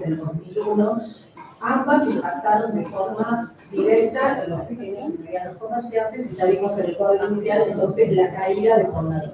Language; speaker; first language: Spanish; native; Spanish